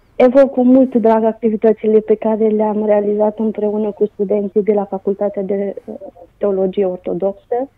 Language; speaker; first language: Romanian; native; Romanian